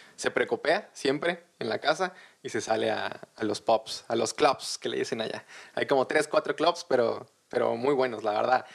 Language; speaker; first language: Spanish; native; Spanish